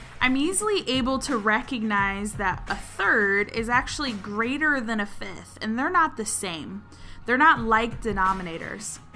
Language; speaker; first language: English; native; English